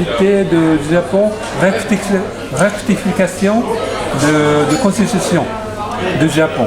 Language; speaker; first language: French; non-native, learner; Japanese